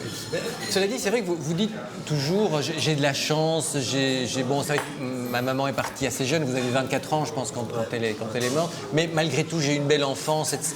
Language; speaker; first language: French; native; French